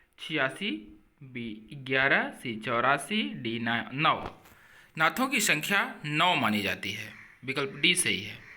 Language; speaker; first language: Hindi; native; Hindi